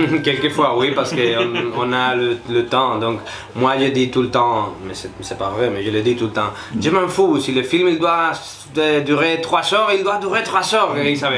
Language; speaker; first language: French; non-native, fluent; Spanish